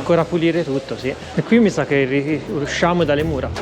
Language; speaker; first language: Italian; native; Italian